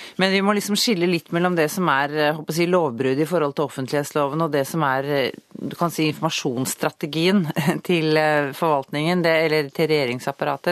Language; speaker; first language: Norwegian; native; Norwegian